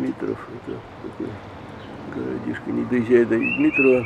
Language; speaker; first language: Russian; native; Russian